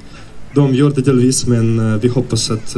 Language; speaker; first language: Swedish; non-native, fluent; Ukrainian